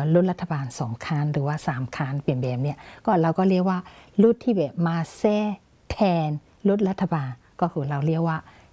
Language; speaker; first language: Thai; non-native, fluent; Burmese